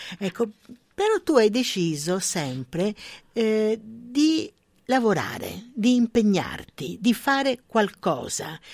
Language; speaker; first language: Italian; native; Italian